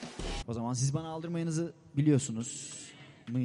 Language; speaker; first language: Turkish; native; Turkish